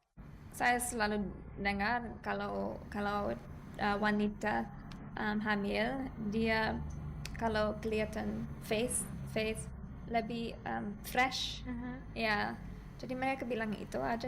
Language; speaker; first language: Indonesian; non-native, learner; English